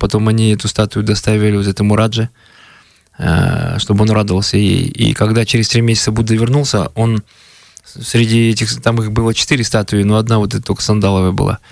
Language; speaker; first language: Russian; native; Russian